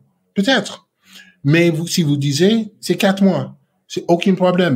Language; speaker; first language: French; non-native, learner; English